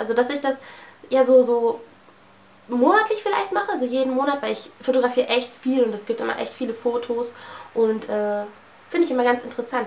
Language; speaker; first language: German; native; German